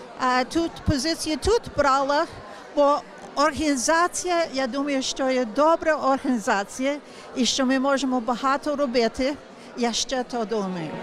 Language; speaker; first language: Ukrainian; early bilingual, heritage; English